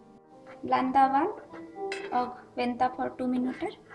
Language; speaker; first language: Swedish; non-native, learner; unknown